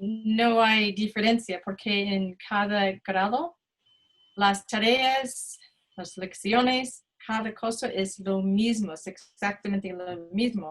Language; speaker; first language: Spanish; non-native, fluent; English